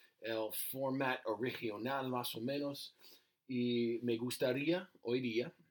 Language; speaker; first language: Spanish; non-native, learner; English